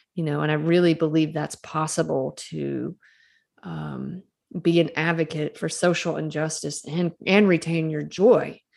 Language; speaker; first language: English; native; English